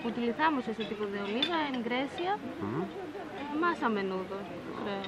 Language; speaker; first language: Spanish; non-native, fluent; Greek